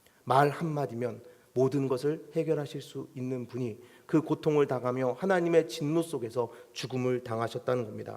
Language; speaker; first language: Korean; native; Korean